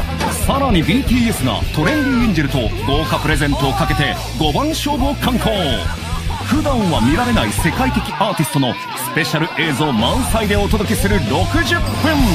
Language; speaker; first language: Japanese; native; Japanese